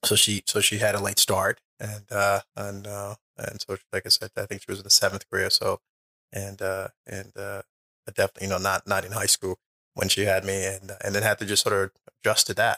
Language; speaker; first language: English; native; English